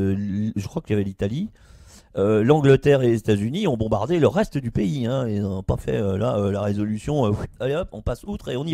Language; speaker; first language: French; native; French